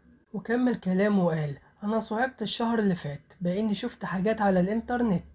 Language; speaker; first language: Arabic; native; Arabic